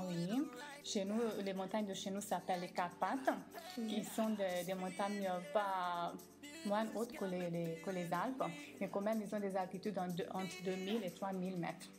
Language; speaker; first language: French; non-native, fluent; Romanian